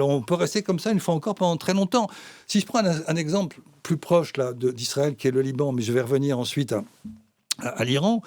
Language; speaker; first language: French; native; French